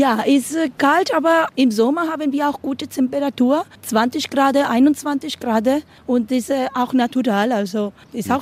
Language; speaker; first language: German; non-native, learner; Spanish